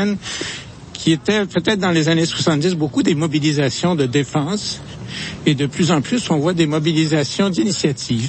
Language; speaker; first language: French; native; French